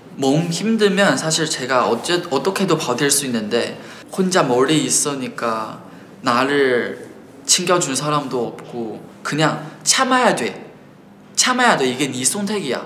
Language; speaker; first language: Korean; non-native, fluent; Chinese